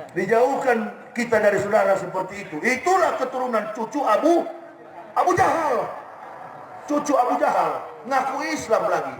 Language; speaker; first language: Indonesian; native; Indonesian